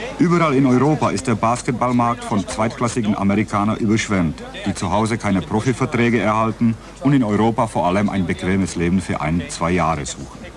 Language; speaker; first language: German; non-native, fluent; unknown